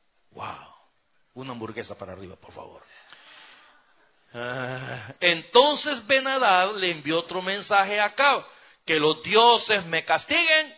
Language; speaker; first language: Spanish; native; Spanish